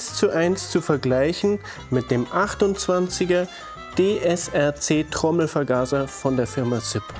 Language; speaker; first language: German; native; German